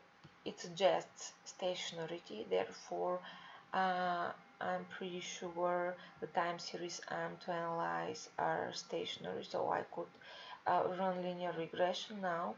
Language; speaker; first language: English; non-native, fluent; Bulgarian